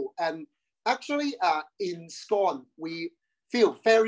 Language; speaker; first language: English; non-native, local second language; Cantonese